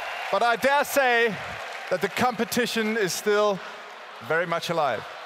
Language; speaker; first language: English; non-native, fluent; Danish